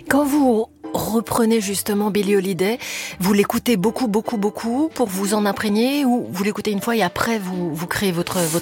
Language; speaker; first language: French; native; French